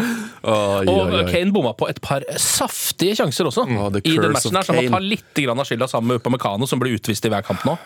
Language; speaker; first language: Norwegian; native; Norwegian